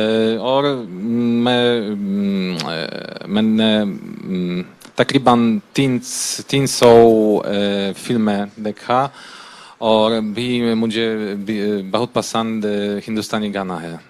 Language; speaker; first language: Hindi; non-native, learner; Polish